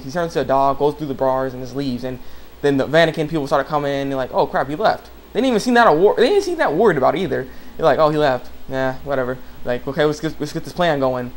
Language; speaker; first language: English; native; English